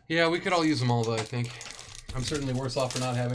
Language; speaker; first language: English; native; English